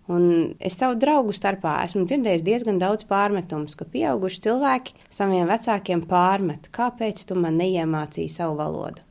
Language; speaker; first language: Latvian; native; Latvian